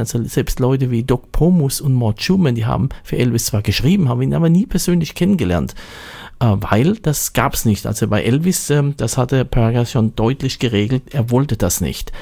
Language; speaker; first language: German; native; German